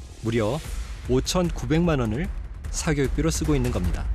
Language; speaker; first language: Korean; native; Korean